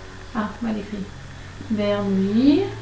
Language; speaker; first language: French; native; French